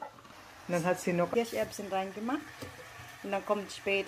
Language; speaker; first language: German; non-native, learner; Filipino